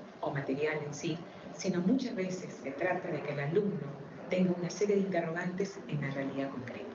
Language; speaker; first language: Spanish; native; Spanish